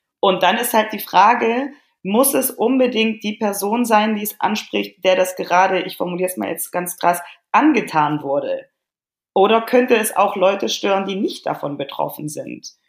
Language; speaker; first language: German; early bilingual, other home language; Polish